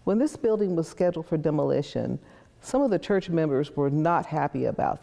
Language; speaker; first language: English; native; English